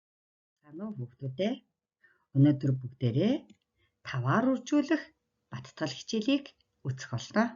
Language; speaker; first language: Mongolian; native; Mongolian